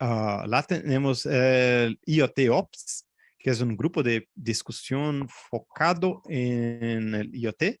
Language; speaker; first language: Spanish; non-native, fluent; Portuguese